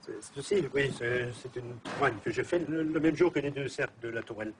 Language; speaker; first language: French; native; French